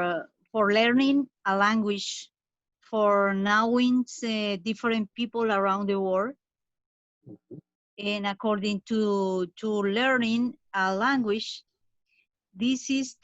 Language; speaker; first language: English; non-native, fluent; Spanish